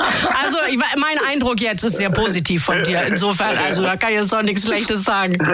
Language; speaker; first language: German; native; German